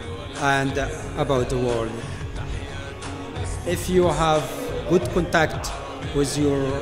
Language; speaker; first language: English; non-native, learner; Arabic